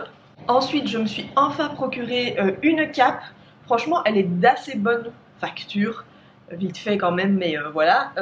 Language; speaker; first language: French; native; French